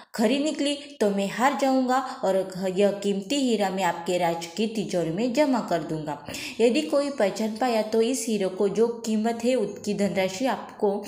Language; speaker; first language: Hindi; non-native, local second language; Marathi